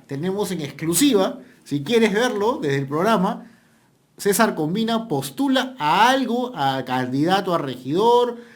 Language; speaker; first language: Spanish; native; Spanish